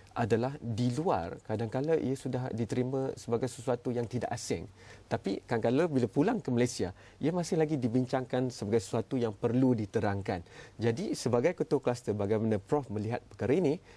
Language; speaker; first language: Malay; native; Malay